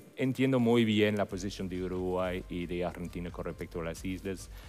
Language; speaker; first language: Spanish; non-native, fluent; English